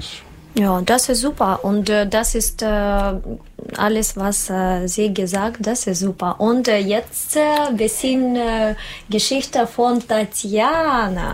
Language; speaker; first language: German; non-native, learner; Russian